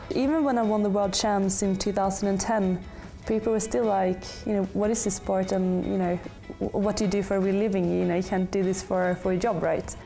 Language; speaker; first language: English; non-native, fluent; Swedish